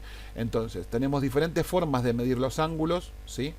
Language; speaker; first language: Spanish; native; Spanish